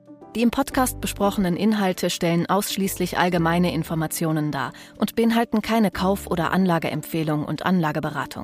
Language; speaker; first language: German; native; German